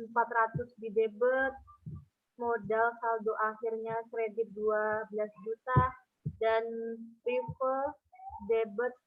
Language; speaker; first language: Indonesian; native; Indonesian